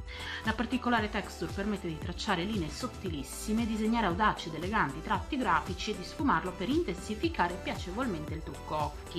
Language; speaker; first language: Italian; native; Italian